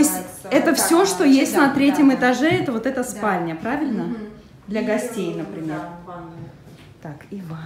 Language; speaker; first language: Russian; native; Russian